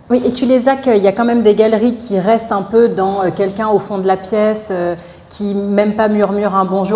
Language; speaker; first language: French; native; French